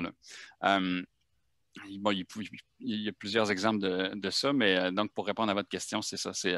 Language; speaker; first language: French; native; French